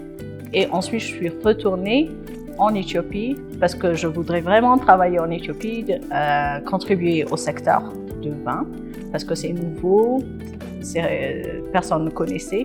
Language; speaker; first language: French; non-native, fluent; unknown